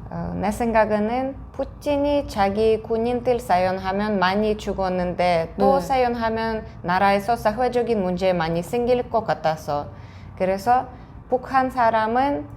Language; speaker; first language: Korean; non-native, fluent; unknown